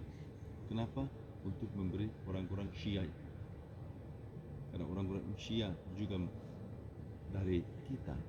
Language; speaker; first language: Indonesian; non-native, learner; Turkish